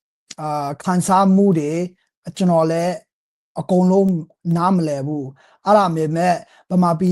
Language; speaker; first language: Burmese; early bilingual, heritage; Burmese